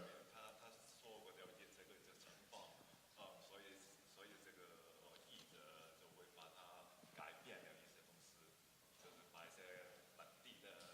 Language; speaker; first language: Chinese; non-native, local second language; Cantonese